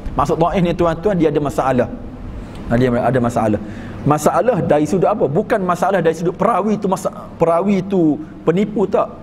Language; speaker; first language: Malay; native; Malay